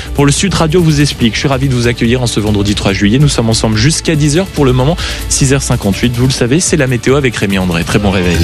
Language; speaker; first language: French; native; French